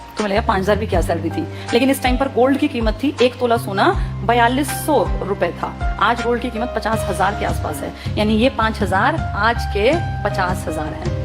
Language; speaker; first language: Hindi; native; Hindi